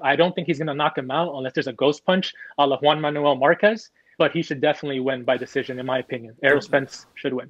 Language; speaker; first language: English; early bilingual, other home language; Spanish